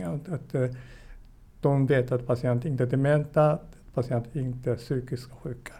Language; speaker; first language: Swedish; non-native, fluent; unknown